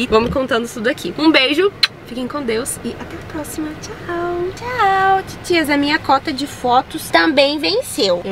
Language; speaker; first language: Portuguese; native; Portuguese